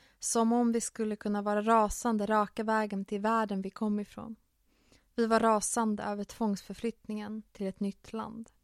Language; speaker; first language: Swedish; early bilingual, other home language; Finnish